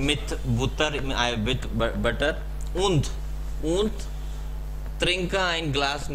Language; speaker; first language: German; non-native, learner; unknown